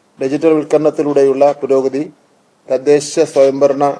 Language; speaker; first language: Malayalam; native; Malayalam